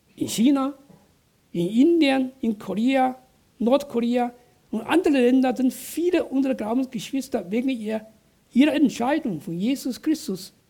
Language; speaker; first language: German; non-native, fluent; Chinese